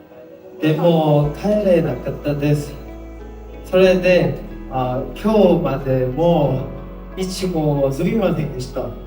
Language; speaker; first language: Japanese; non-native, learner; Korean